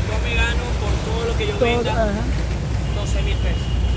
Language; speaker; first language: Spanish; native; Spanish